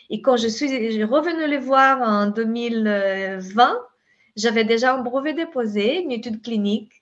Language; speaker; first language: French; non-native, fluent; Portuguese